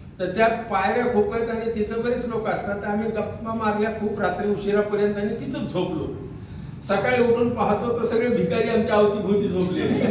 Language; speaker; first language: Marathi; non-native, local second language; Urdu